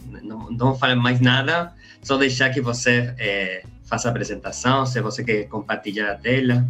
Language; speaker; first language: Portuguese; non-native, learner; Spanish